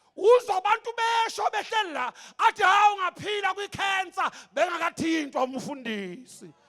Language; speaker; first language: Zulu; native; Zulu